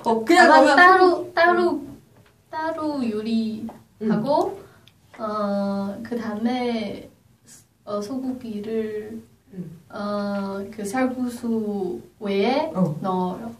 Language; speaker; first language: Korean; non-native, learner; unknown